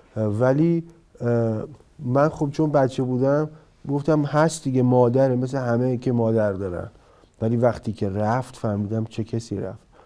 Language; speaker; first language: Persian; early bilingual, heritage; Persian